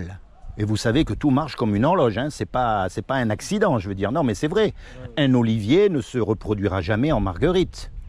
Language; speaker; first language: French; native; French